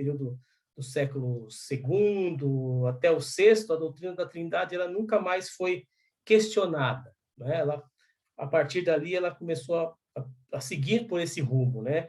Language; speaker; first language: Portuguese; native; Portuguese